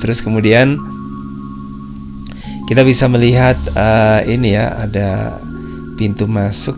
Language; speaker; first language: Indonesian; native; Indonesian